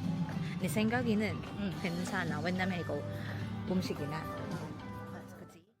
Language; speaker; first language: Korean; non-native, learner; Filipino